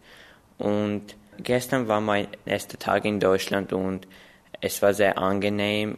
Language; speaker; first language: German; non-native, learner; Armenian